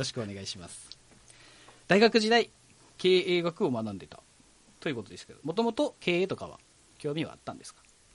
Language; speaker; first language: Japanese; native; Japanese